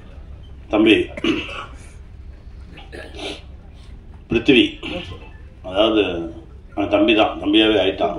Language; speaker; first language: Tamil; native; Tamil